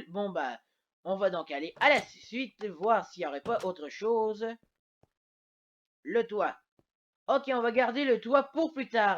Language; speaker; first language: French; native; French